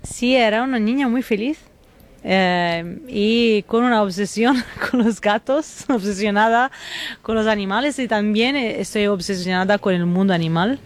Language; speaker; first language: Spanish; non-native, fluent; Italian